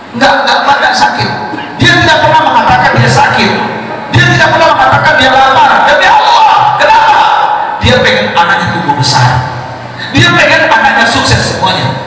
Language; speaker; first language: Indonesian; native; Indonesian